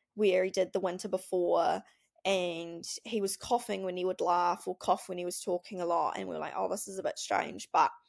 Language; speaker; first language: English; native; English